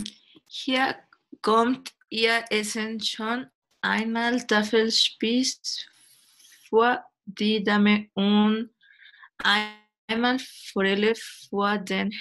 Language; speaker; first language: German; non-native, learner; Spanish